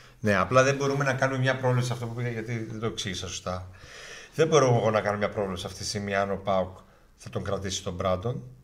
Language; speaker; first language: Greek; native; Greek